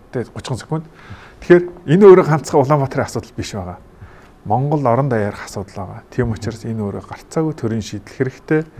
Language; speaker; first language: Mongolian; native; Mongolian